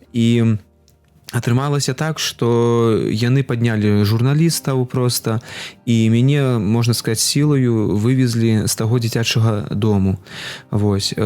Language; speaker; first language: Belarusian; non-native, local second language; Russian